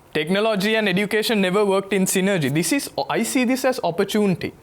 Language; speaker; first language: English; non-native, local second language; Sinhala